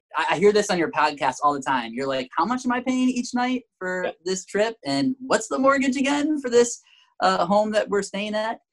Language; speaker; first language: English; native; English